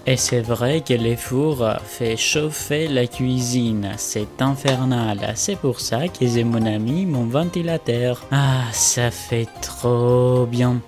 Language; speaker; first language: French; non-native, fluent; Greek